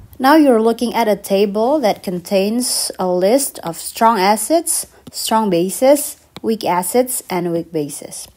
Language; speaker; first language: English; non-native, fluent; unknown